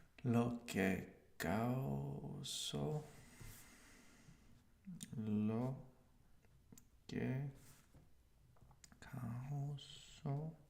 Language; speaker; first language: Spanish; non-native, learner; English